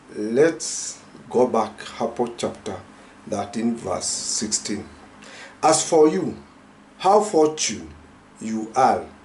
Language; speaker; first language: English; non-native, local second language; Swahili